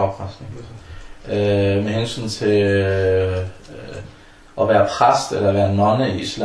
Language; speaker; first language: Danish; early bilingual, other home language; Arabic